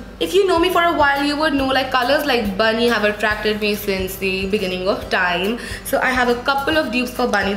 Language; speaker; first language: English; non-native, local second language; Hindi